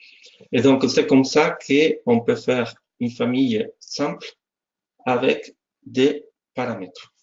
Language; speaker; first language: French; non-native, fluent; Spanish